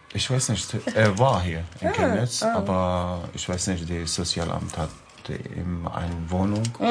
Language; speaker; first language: German; non-native, learner; Arabic